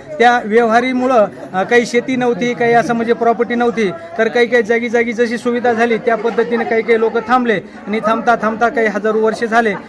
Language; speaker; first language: Marathi; non-native, local second language; Lambadi